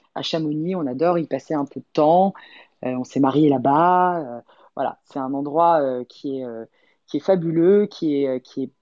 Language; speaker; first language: French; native; French